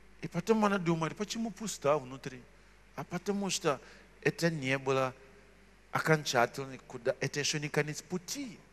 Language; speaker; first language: Russian; non-native, fluent; Shona